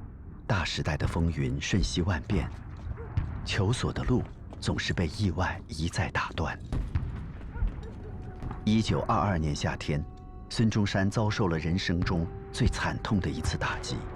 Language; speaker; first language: Chinese; native; Chinese